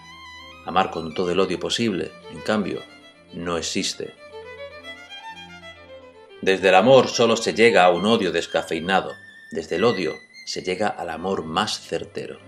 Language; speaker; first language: Spanish; native; Spanish